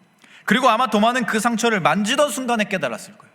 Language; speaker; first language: Korean; native; Korean